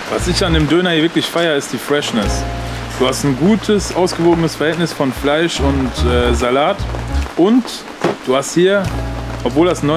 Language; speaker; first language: German; native; German